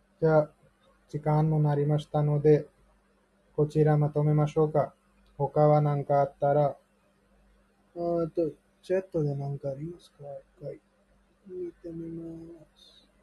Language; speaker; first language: Japanese; non-native, learner; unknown